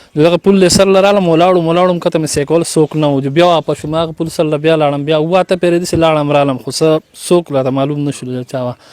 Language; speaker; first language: Pashto; native; Pashto